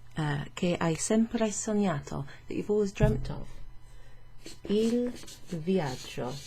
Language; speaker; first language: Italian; non-native, fluent; English